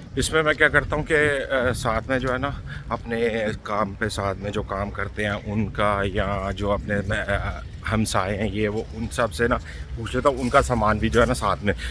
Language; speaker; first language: Urdu; non-native, local second language; Punjabi